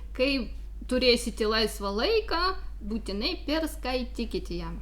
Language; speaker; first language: Lithuanian; non-native, learner; Ukrainian